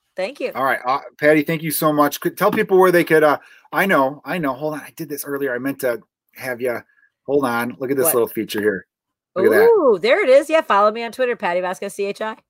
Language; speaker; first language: English; native; English